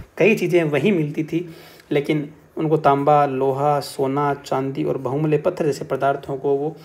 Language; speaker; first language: Hindi; native; Hindi